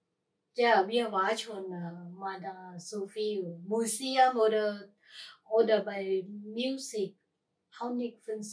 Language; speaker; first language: German; non-native, learner; Thai